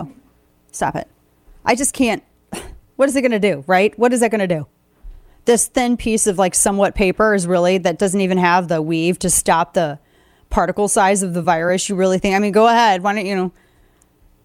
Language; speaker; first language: English; native; English